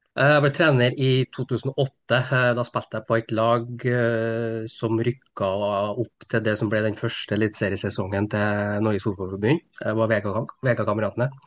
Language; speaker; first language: Norwegian; native; Norwegian